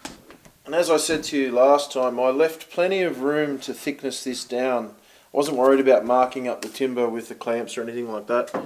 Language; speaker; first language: English; native; English